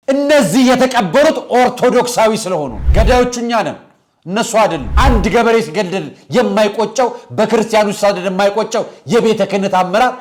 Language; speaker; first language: Amharic; native; Amharic